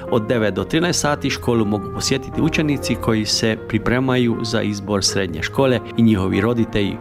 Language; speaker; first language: Croatian; early bilingual, heritage; Croatian